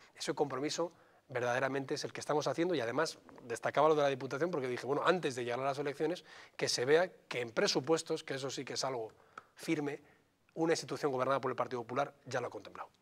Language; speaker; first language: Spanish; native; Spanish